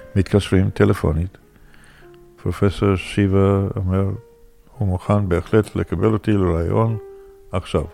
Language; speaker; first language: Hebrew; non-native, fluent; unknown